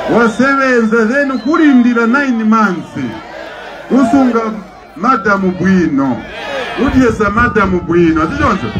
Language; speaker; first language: Nyanja; non-native, local second language; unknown